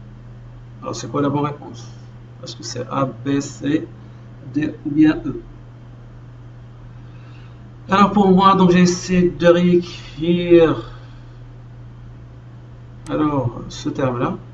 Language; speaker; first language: French; non-native, local second language; Arabic